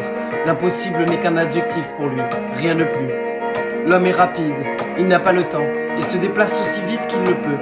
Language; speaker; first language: French; native; French